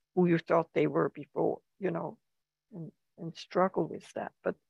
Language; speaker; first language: English; non-native, fluent; German